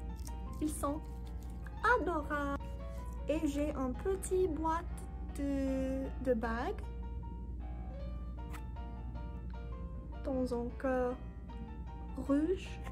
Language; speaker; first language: French; non-native, learner; English